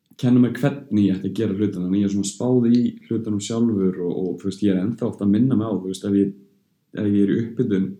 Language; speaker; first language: Icelandic; early bilingual, heritage; Icelandic